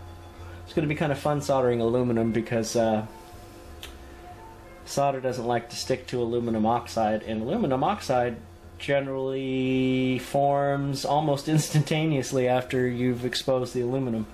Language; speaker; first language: English; native; English